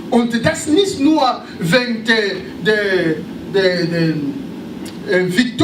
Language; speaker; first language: German; non-native, learner; French